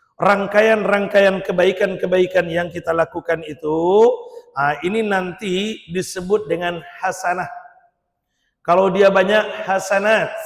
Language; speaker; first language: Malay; non-native, local second language; Minangkabau